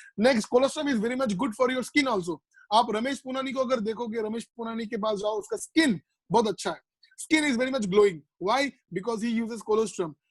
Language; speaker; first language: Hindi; non-native, local second language; Bangla